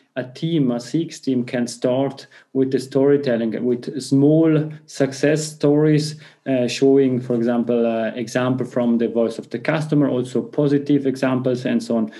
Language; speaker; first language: English; non-native, fluent; Italian